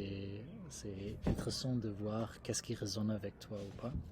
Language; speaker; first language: French; non-native, fluent; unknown